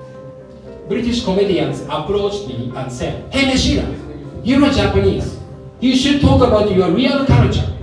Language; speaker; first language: English; non-native, fluent; Japanese